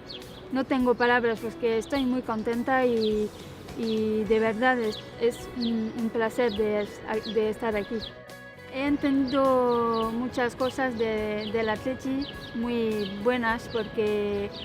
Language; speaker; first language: Spanish; non-native, fluent; French